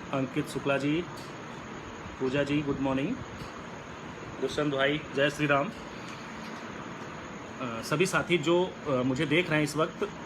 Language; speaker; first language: Hindi; native; Hindi